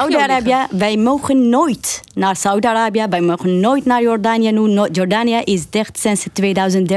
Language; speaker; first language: Dutch; non-native, learner; Arabic